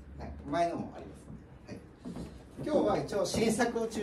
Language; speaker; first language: Japanese; native; Japanese